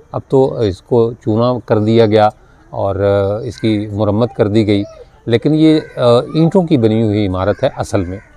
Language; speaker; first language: Urdu; non-native, local second language; Punjabi